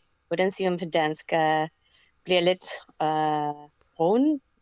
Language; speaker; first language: Danish; non-native, learner; English